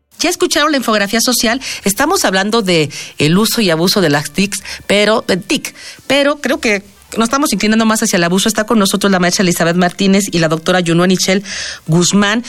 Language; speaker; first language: Spanish; native; Spanish